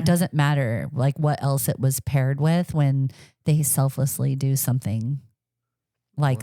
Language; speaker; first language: English; native; English